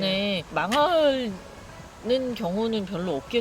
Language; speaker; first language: Korean; native; Korean